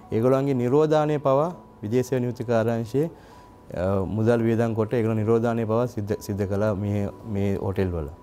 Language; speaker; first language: Sinhala; non-native, local second language; Tamil